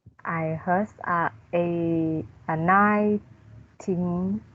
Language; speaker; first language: English; non-native, learner; Vietnamese